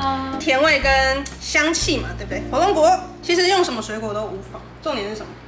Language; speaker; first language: Chinese; native; Chinese